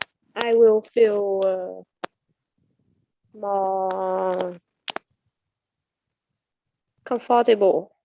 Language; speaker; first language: English; non-native, learner; Vietnamese